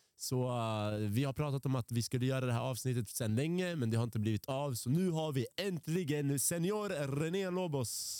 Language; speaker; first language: Swedish; early bilingual, other home language; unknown